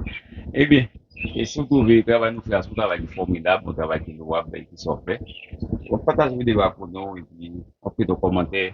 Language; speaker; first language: French; non-native, learner; Haitian Creole